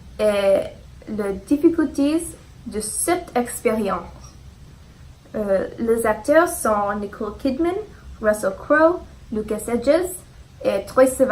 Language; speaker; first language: French; non-native, learner; English